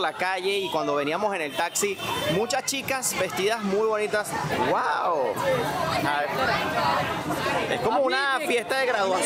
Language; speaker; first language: Spanish; native; Spanish